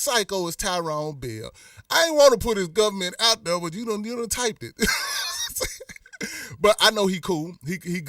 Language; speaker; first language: English; native; English